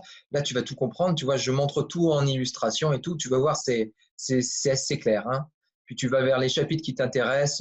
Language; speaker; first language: French; native; French